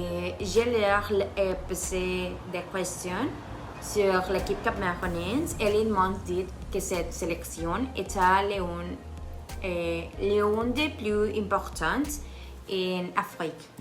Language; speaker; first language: French; non-native, learner; Spanish